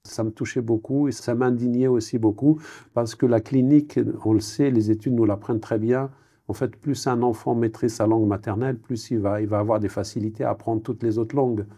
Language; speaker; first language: French; non-native, local second language; Kabyle